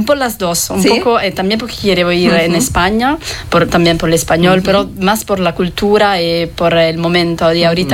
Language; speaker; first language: Spanish; non-native, fluent; French